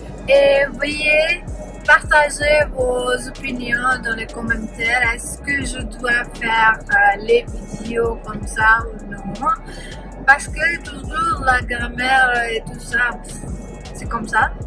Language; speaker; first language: French; non-native, learner; Punjabi